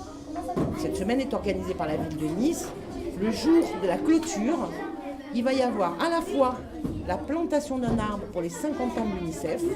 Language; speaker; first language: French; native; French